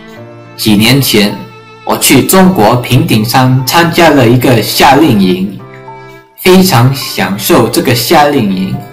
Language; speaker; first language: Chinese; early bilingual, heritage; English